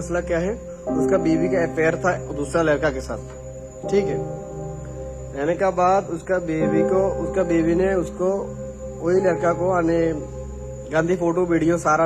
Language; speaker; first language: Hindi; non-native, fluent; Bangla